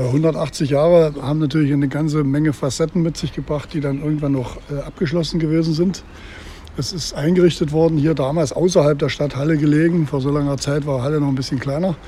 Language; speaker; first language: German; native; German